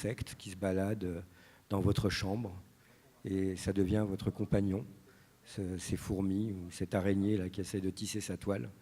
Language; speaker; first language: French; native; French